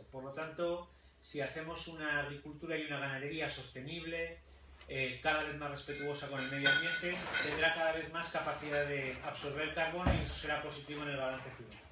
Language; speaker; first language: Spanish; native; Spanish